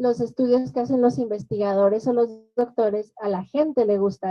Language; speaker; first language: Spanish; native; Spanish